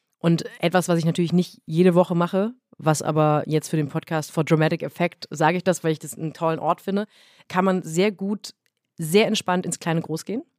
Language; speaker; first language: German; native; German